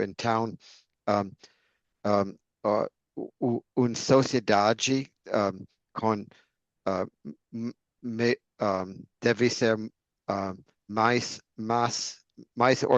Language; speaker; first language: Portuguese; non-native, learner; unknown